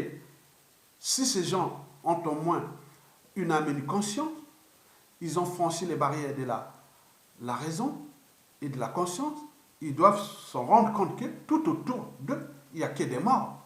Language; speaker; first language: French; non-native, local second language; Lingala